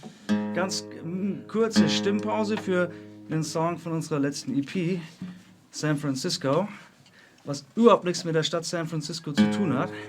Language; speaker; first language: German; native; German